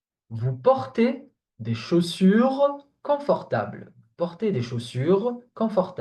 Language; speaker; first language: French; non-native, fluent; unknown